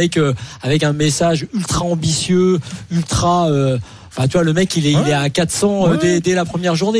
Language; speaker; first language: French; native; French